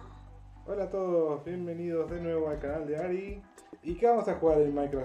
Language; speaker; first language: Spanish; native; Spanish